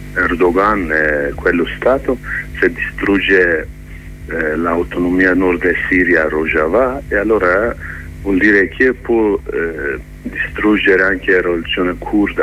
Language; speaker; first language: Italian; non-native, learner; Kurdish